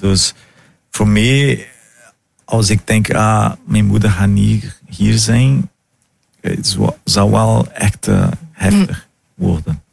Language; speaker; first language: Dutch; non-native, fluent; Portuguese